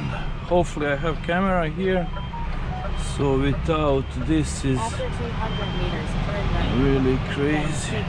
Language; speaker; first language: English; non-native, learner; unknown